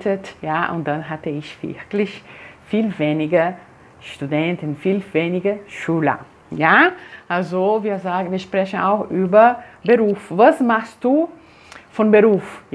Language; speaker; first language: German; non-native, fluent; Portuguese